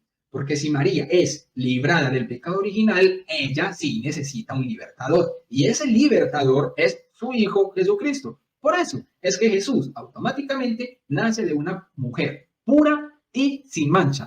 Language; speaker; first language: Spanish; native; Spanish